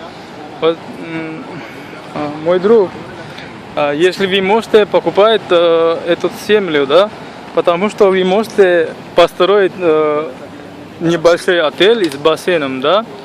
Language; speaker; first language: Russian; non-native, learner; Sinhala